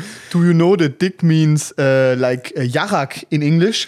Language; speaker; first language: English; non-native, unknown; German